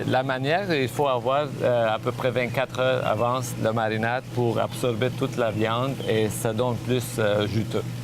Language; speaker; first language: French; non-native, fluent; Armenian